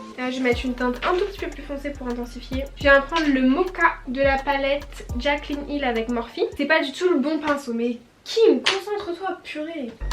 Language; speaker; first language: French; native; French